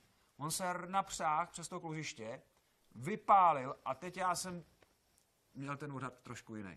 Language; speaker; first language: Czech; native; Czech